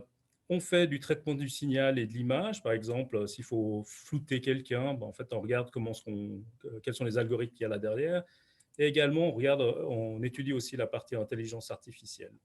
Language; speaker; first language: French; native; French